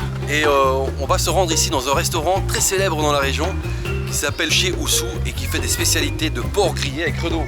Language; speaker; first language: French; native; French